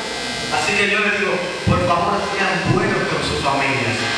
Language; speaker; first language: Spanish; native; Spanish